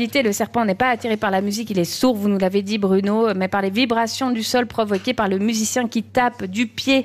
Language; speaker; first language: French; native; French